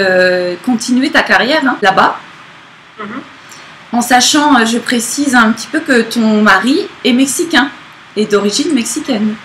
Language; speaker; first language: French; native; French